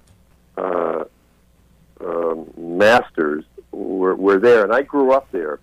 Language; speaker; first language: English; native; English